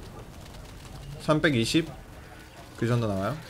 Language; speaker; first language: Korean; non-native, fluent; Russian